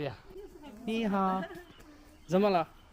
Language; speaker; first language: Chinese; non-native, learner; Urdu